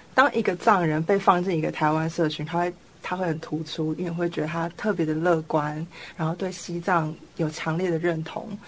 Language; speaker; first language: Chinese; native; Chinese